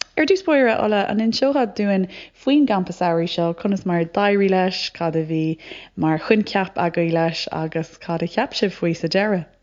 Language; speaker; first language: Irish; non-native, local second language; English